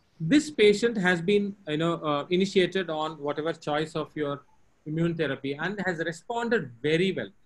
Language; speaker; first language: English; non-native, local second language; Tamil